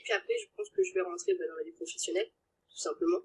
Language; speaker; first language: French; native; French